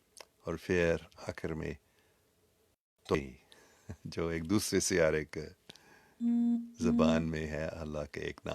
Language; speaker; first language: Hindi; non-native, local second language; English